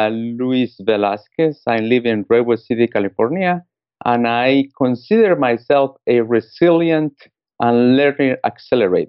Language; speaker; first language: English; non-native, fluent; Spanish